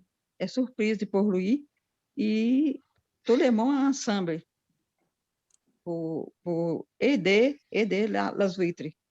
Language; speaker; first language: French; non-native, learner; Portuguese